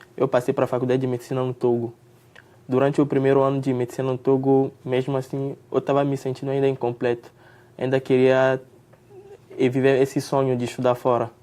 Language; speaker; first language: Portuguese; non-native, fluent; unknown